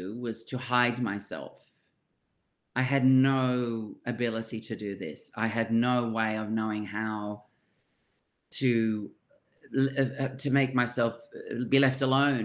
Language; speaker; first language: English; native; English